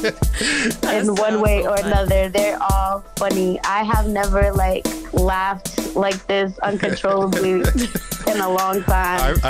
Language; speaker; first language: English; native; English